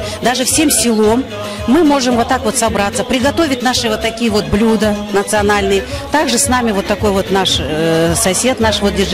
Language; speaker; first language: Russian; native; Russian